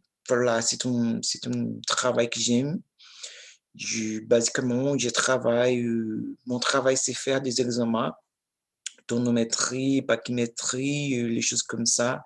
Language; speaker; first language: French; non-native, learner; Portuguese